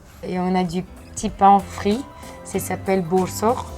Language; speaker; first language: French; non-native, learner; Kyrgyz